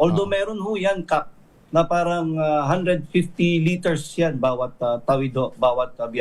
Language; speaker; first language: Filipino; native; Filipino